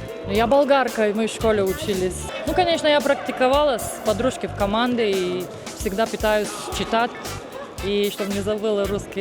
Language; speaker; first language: Russian; non-native, learner; Bulgarian